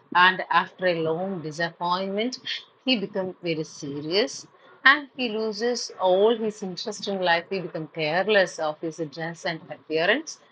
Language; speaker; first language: English; non-native, local second language; Malayalam